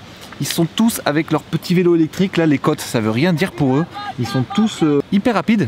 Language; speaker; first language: French; native; French